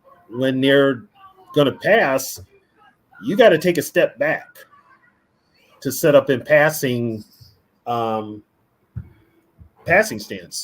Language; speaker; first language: English; native; English